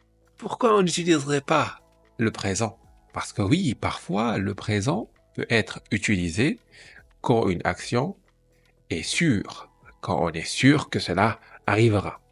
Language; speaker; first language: French; non-native, fluent; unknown